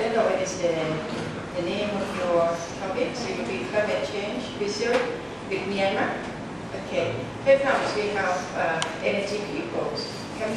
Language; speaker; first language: English; non-native, learner; Thai